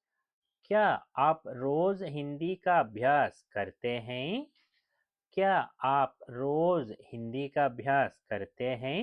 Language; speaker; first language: Hindi; non-native, local second language; Telugu